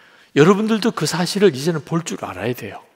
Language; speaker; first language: Korean; native; Korean